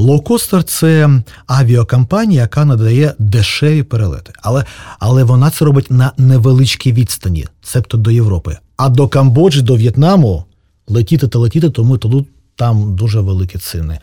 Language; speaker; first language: Ukrainian; native; Ukrainian